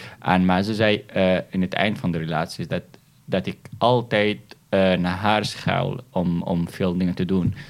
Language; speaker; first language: Dutch; non-native, fluent; Arabic